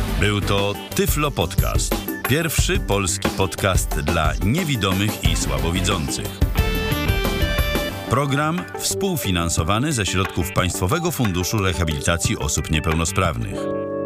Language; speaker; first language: Polish; native; Polish